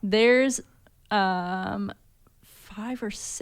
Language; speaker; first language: English; native; English